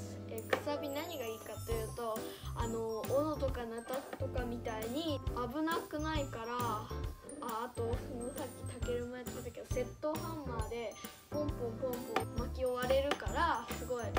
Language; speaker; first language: Japanese; native; Japanese